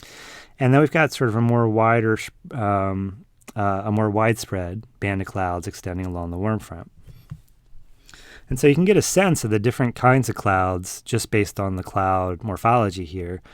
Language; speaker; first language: English; native; English